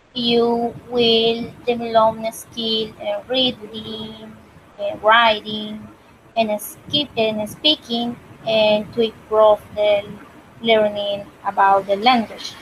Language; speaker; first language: English; non-native, learner; Spanish